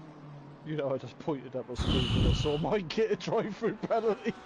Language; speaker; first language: English; native; English